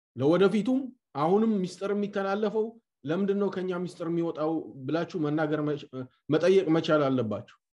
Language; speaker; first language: Amharic; non-native, local second language; Tigrinya